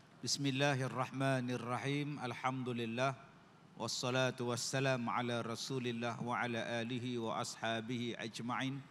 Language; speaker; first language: Malay; native; Malay